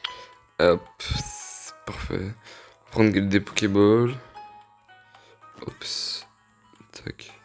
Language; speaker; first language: French; native; French